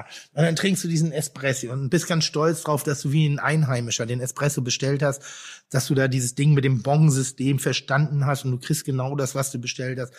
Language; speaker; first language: German; native; German